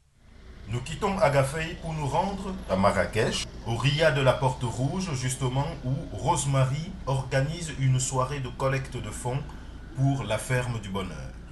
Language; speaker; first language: French; native; French